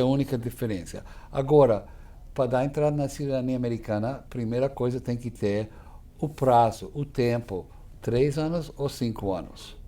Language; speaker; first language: Portuguese; non-native, fluent; English